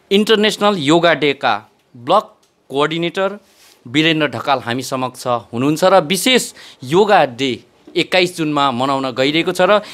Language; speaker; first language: Nepali; native; Nepali